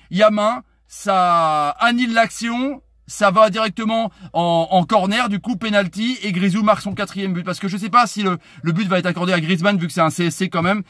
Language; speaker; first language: French; native; French